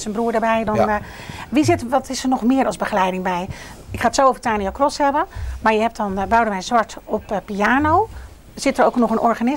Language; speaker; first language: Dutch; native; Dutch